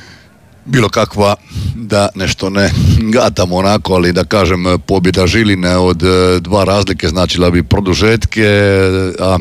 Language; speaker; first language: Serbian; native; Serbian